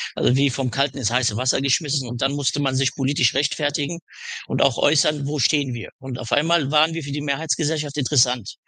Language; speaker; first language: German; early bilingual, other home language; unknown